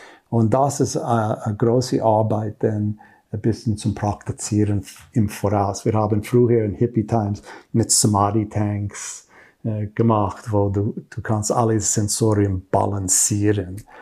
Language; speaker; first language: German; non-native, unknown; English